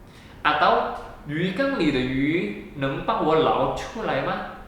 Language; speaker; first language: Chinese; non-native, fluent; Indonesian